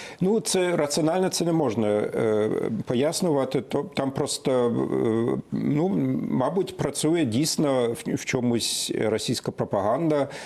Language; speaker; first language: Ukrainian; non-native, fluent; German